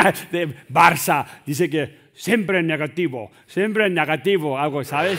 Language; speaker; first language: Spanish; non-native, learner; Tibetan